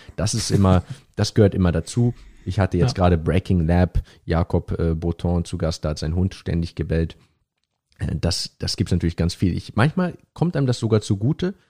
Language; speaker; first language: German; native; German